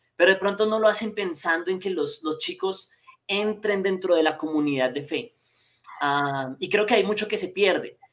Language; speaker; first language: Spanish; native; Spanish